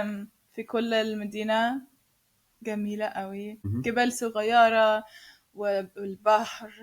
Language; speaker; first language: Arabic; non-native, learner; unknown